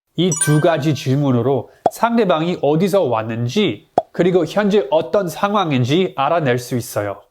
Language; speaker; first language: Korean; non-native, fluent; English